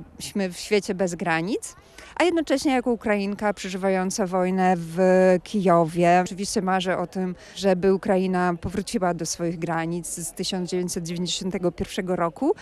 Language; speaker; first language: Polish; non-native, fluent; Ukrainian